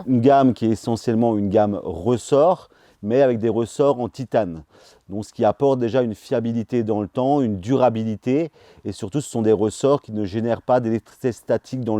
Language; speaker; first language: French; native; French